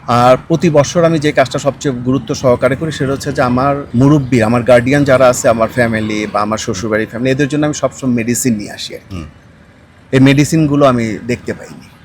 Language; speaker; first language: Bangla; native; Bangla